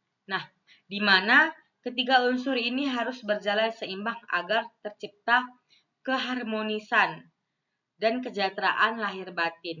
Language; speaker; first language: Indonesian; non-native, local second language; Balinese